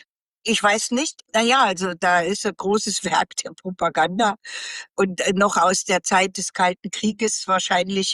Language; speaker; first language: German; native; German